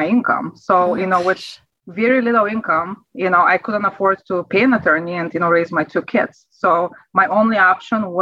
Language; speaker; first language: English; non-native, fluent; Bulgarian